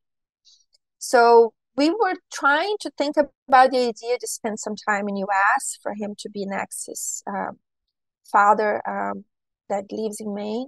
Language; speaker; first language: English; non-native, fluent; Portuguese